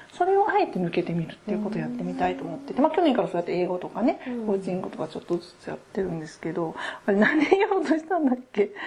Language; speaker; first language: Japanese; native; Japanese